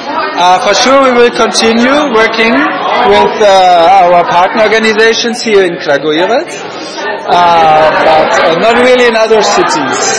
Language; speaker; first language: English; non-native, fluent; German